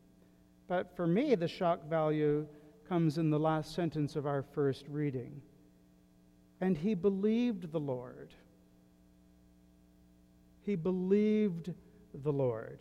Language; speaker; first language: English; native; English